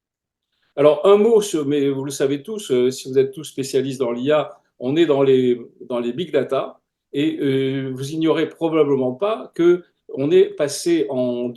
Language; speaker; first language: French; native; French